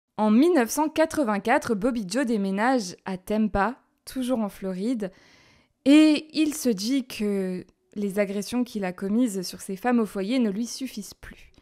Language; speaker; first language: French; native; French